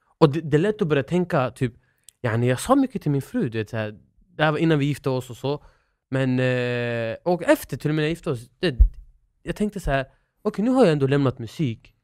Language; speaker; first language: Swedish; early bilingual, other home language; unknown